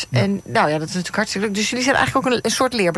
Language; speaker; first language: Dutch; native; Dutch